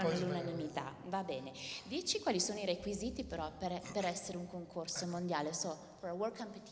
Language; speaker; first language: Italian; native; Italian